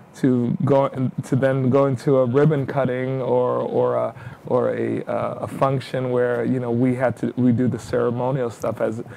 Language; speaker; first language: English; native; English